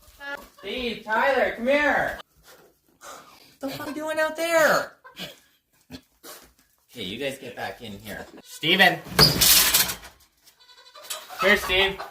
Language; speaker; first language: English; native; English